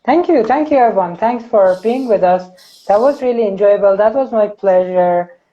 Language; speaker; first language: English; non-native, fluent; Persian